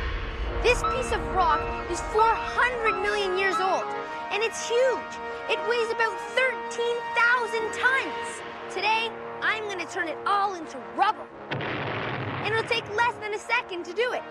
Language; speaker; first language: English; native; English